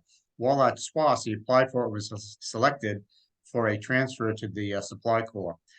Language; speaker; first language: English; native; English